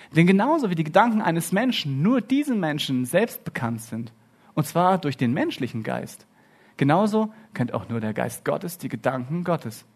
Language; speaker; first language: German; native; German